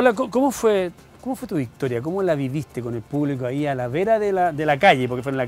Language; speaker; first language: Spanish; native; Spanish